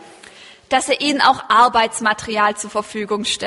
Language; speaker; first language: German; native; German